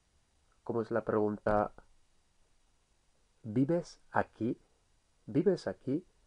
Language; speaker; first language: Spanish; non-native, fluent; English